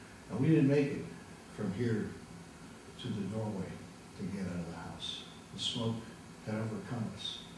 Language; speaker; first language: English; native; English